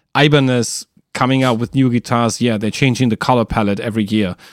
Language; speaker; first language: English; non-native, fluent; German